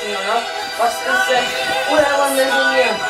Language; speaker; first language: French; non-native, learner; Czech